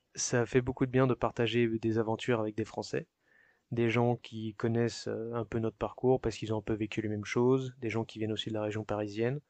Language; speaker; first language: French; native; French